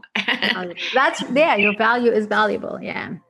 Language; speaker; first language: English; non-native, fluent; Arabic